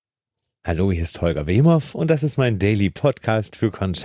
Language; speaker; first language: German; native; German